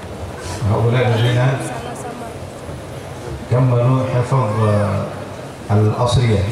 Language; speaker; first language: Arabic; non-native, fluent; Indonesian